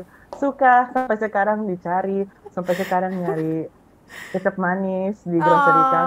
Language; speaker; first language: Indonesian; non-native, fluent; Filipino